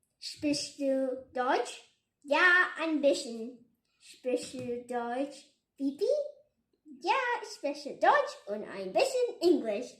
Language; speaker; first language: German; non-native, learner; Vietnamese